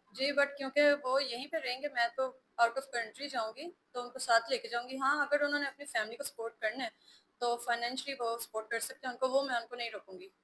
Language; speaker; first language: Urdu; early bilingual, heritage; Hindi